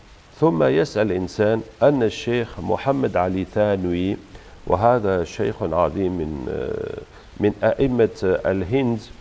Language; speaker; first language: Arabic; native; Arabic